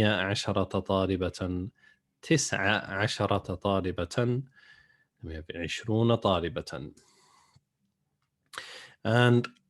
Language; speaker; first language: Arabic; non-native, fluent; English